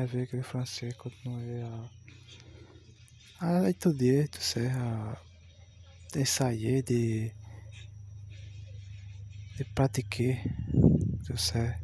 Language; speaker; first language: French; non-native, learner; Portuguese